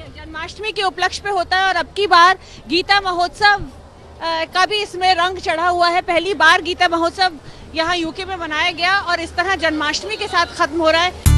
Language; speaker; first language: Hindi; native; Hindi